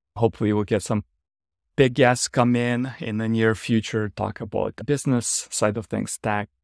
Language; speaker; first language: English; non-native, fluent; Ukrainian